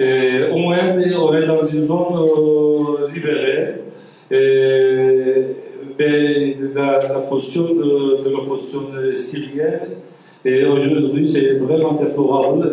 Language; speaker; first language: French; non-native, fluent; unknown